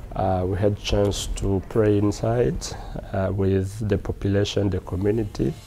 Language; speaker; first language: English; non-native, fluent; Swahili